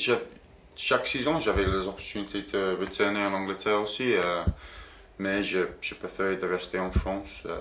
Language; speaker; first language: French; non-native, fluent; English